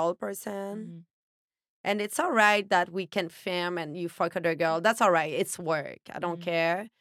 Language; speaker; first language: English; native; English